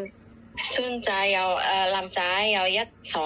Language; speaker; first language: Cantonese; non-native, learner; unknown